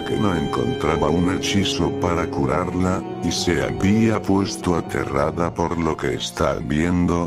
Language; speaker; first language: Spanish; native; Spanish